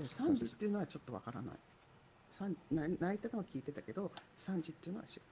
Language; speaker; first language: Japanese; native; Japanese